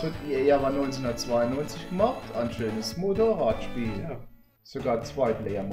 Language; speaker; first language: German; native; German